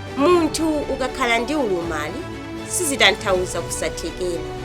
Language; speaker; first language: Nyanja; native; Nyanja